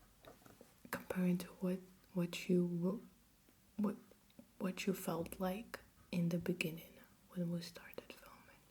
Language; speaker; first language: English; non-native, fluent; Russian